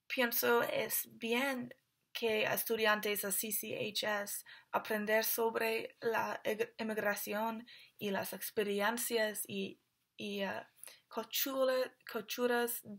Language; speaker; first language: Spanish; non-native, learner; English